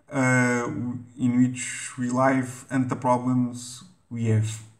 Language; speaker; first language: English; non-native, fluent; Portuguese